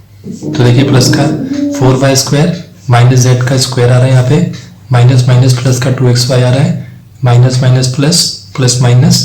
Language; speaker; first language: Hindi; native; Hindi